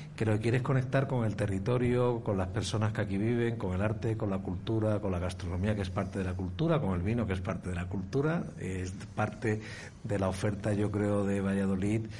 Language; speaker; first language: Spanish; native; Spanish